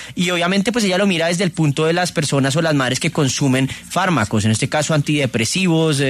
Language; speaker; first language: Spanish; native; Spanish